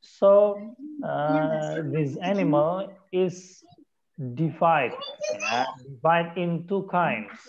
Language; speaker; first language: English; non-native, learner; Indonesian